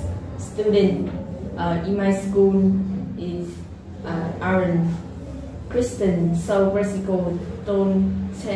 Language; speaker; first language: English; non-native, learner; Vietnamese